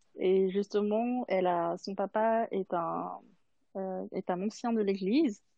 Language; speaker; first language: French; non-native, local second language; Malagasy